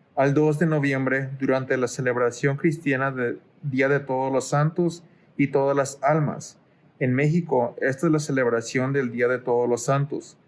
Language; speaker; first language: Spanish; early bilingual, heritage; Spanish